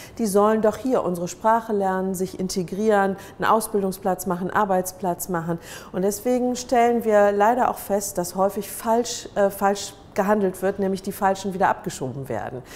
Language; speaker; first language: German; native; German